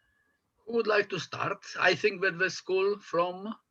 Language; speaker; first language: English; non-native, fluent; Polish